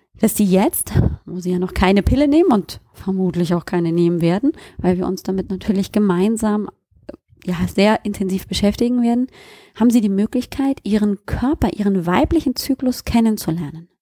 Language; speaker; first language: German; native; German